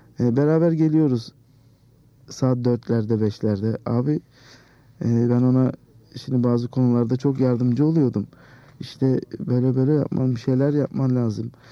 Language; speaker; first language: Turkish; native; Turkish